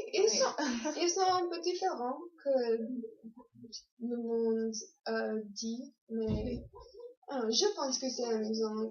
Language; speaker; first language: French; non-native, learner; English